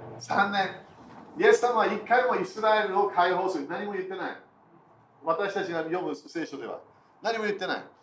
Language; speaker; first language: Japanese; non-native, fluent; English